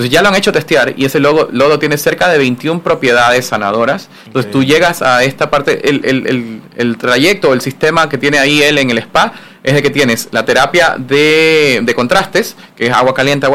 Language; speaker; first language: Spanish; native; Spanish